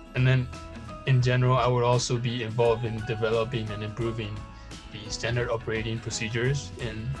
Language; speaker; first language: English; non-native, fluent; Burmese